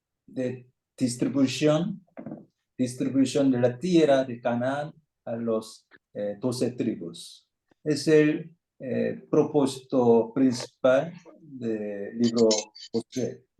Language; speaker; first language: Spanish; non-native, fluent; Korean